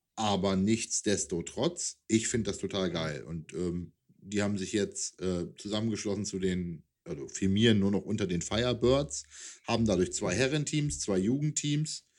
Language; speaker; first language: German; native; German